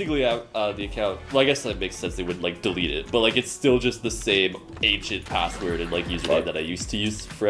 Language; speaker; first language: English; native; English